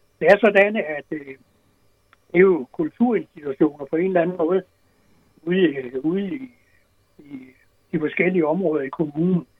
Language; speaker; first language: Danish; native; Danish